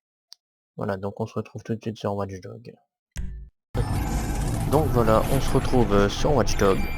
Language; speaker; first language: French; native; French